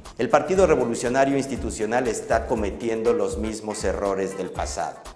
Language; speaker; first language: Spanish; native; Spanish